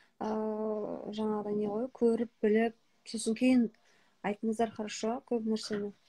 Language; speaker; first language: Kazakh; native; Kazakh